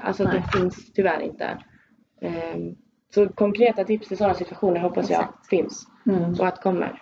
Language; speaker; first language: Swedish; native; Swedish